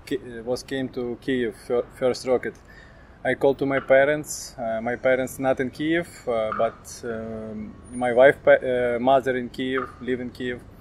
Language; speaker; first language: English; non-native, learner; Ukrainian